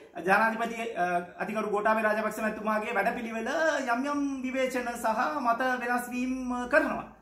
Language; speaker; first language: Sinhala; non-native, local second language; Tamil